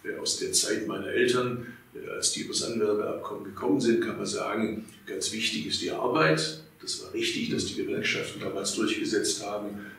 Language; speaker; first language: German; early bilingual, other home language; Turkish